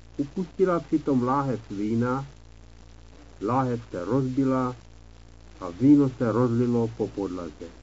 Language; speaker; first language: Czech; native; Czech